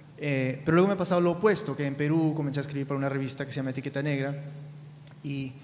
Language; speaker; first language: Spanish; early bilingual, heritage; Spanish